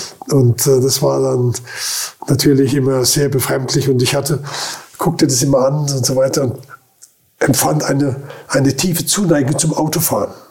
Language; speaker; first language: German; native; German